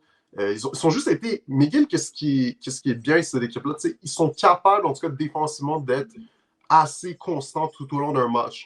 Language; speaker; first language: French; native; French